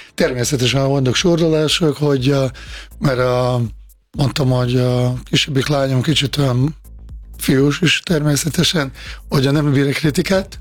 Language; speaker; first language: Hungarian; non-native, fluent; Bosnian